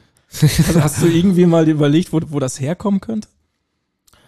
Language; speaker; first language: German; native; German